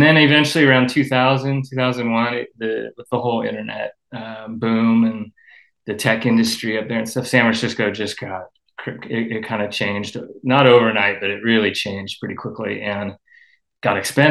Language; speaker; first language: English; native; English